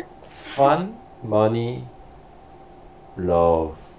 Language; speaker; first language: English; non-native, learner; Korean